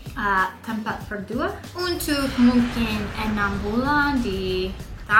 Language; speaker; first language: Indonesian; non-native, learner; English